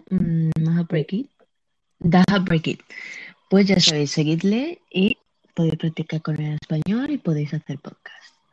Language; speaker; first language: Spanish; native; Spanish